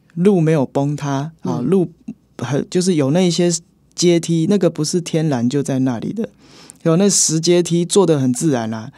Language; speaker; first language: Chinese; native; Chinese